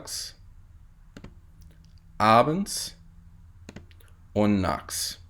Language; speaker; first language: German; non-native, fluent; English